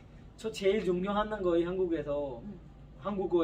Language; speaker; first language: Korean; non-native, learner; Urdu